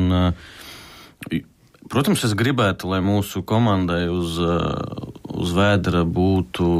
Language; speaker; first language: Latvian; native; Latvian